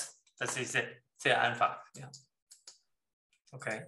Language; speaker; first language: German; non-native, learner; Chinese